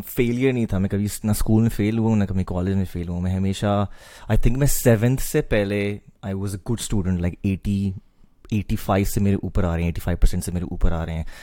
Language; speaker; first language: Urdu; native; Urdu